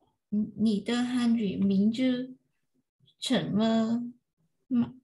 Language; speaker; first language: Chinese; non-native, learner; Vietnamese